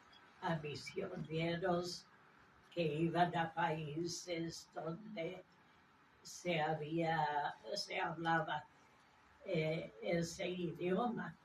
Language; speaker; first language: Spanish; non-native, fluent; English